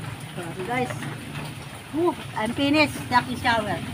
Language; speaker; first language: English; non-native, learner; Filipino